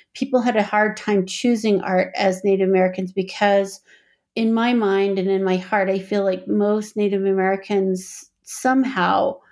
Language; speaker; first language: English; native; English